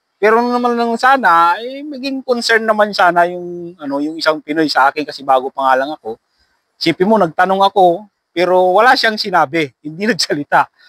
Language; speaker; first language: Filipino; native; Filipino